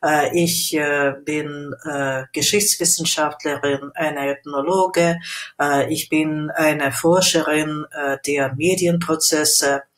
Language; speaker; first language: German; non-native, fluent; Russian